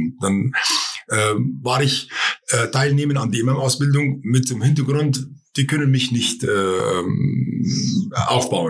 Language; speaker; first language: German; non-native, fluent; Arabic